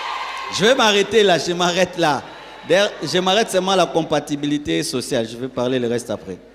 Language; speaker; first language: French; non-native, local second language; Lingala